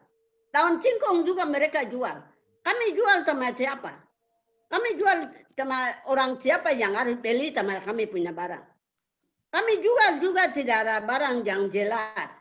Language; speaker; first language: Indonesian; non-native, local second language; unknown